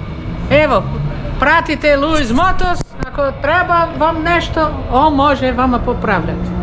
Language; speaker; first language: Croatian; non-native, learner; Portuguese